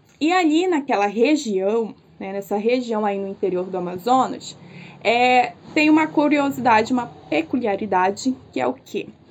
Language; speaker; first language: Portuguese; native; Portuguese